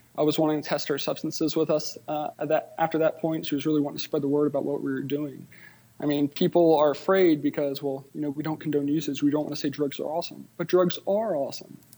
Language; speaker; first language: English; native; English